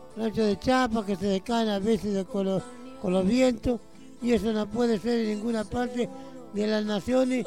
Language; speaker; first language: Spanish; native; Spanish